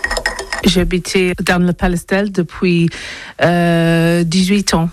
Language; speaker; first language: French; non-native, learner; English